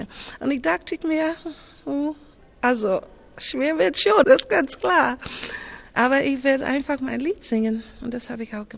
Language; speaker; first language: German; non-native, fluent; English